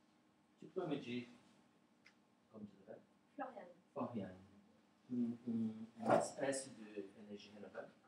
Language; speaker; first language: French; non-native, learner; Portuguese